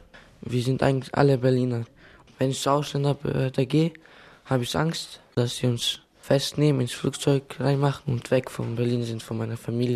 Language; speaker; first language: German; early bilingual, other home language; Bosnian